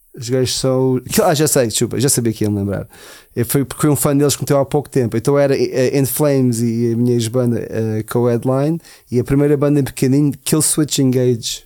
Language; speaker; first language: Portuguese; early bilingual, heritage; Portuguese